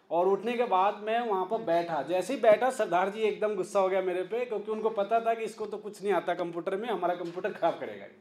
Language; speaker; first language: Hindi; native; Hindi